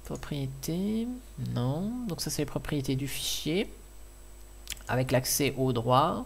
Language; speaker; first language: French; native; French